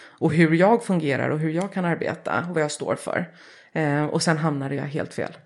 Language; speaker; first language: Swedish; early bilingual, heritage; Swedish